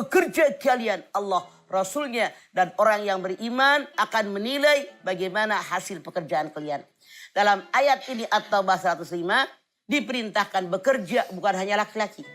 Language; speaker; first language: Indonesian; native; Indonesian